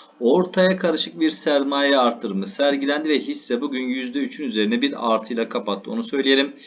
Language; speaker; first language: Turkish; native; Turkish